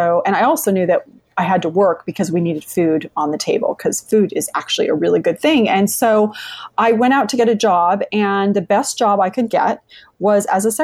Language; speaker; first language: English; native; English